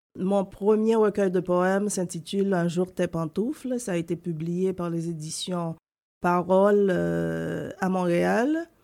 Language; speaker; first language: French; non-native, local second language; Haitian Creole